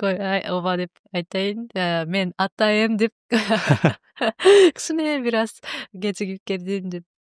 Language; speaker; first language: Kyrgyz; non-native, learner; Japanese